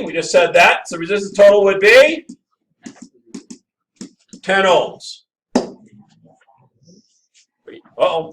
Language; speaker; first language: English; native; English